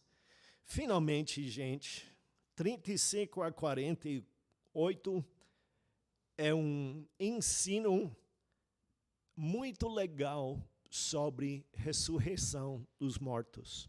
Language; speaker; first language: Portuguese; non-native, fluent; English